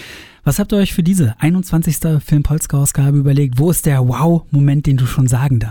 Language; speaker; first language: German; native; German